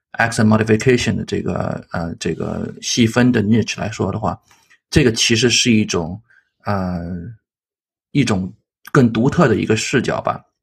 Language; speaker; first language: Chinese; native; Chinese